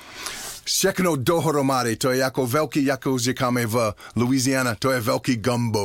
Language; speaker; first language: Czech; non-native, learner; English